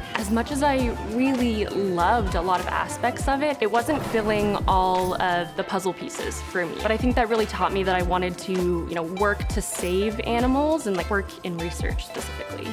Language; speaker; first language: English; native; English